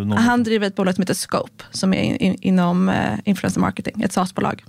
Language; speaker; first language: Swedish; early bilingual, other home language; French